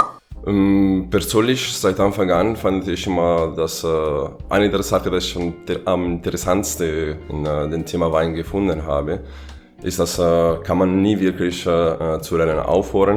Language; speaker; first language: German; non-native, fluent; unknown